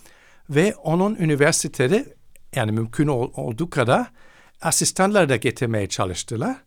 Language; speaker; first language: Turkish; non-native, fluent; German